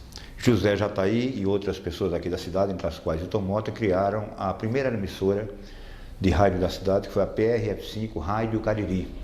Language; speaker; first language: Portuguese; native; Portuguese